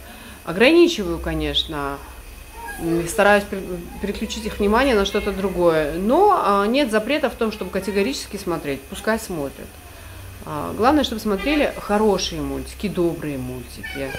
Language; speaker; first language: Russian; native; Russian